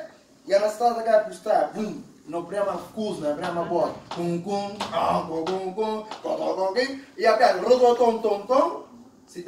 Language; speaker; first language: Russian; non-native, fluent; Spanish